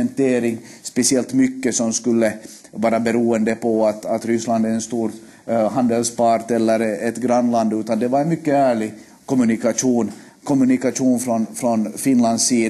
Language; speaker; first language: Swedish; native; Swedish